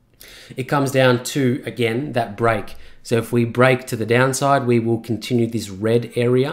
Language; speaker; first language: English; native; English